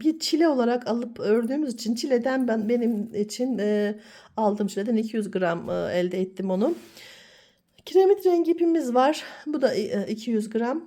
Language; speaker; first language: Turkish; native; Turkish